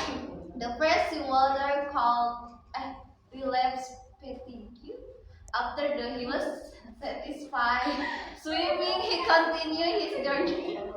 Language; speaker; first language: English; non-native, learner; Indonesian